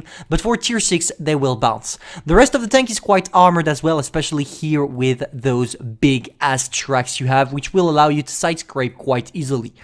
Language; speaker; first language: English; non-native, fluent; French